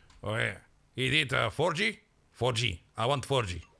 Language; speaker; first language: English; non-native, fluent; French